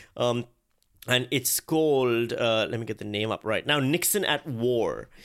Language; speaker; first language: English; non-native, local second language; Urdu